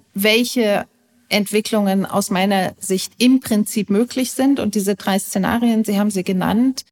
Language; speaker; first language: German; native; German